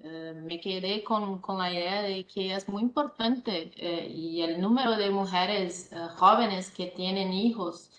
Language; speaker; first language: Spanish; non-native, fluent; Portuguese